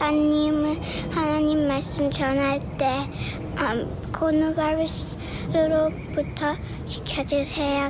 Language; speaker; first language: Korean; early bilingual, heritage; English